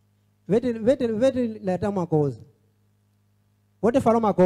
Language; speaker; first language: Portuguese; non-native, learner; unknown